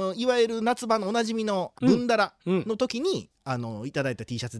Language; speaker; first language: Japanese; native; Japanese